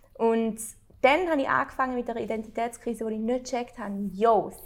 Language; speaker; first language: German; early bilingual, other home language; Albanian